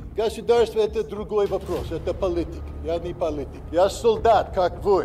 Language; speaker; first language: Russian; non-native, learner; English